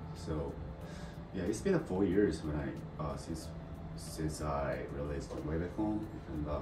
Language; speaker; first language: English; non-native, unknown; Korean